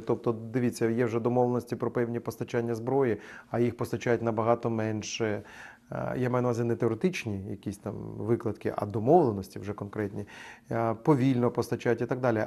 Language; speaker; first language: Ukrainian; native; Ukrainian